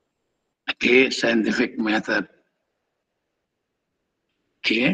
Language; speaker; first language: English; non-native, fluent; Indonesian